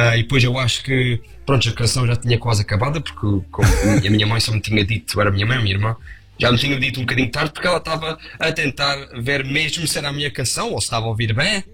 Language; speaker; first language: Portuguese; early bilingual, heritage; Portuguese